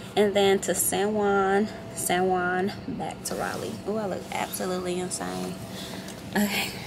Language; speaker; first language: English; native; English